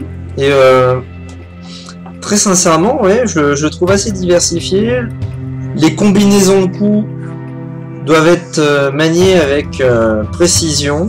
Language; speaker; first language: French; native; French